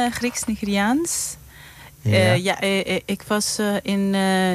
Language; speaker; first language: Dutch; non-native, fluent; Greek